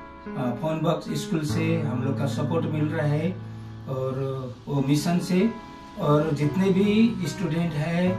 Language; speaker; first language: Hindi; non-native, local second language; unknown